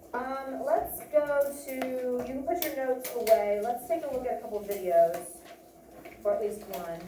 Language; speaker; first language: English; native; English